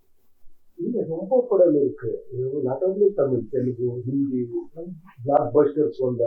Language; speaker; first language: Tamil; non-native, learner; Kannada